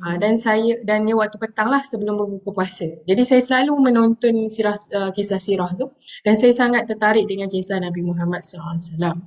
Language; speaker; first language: Malay; non-native, local second language; Tamil